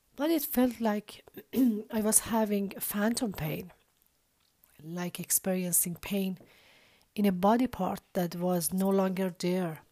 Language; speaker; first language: English; non-native, fluent; Persian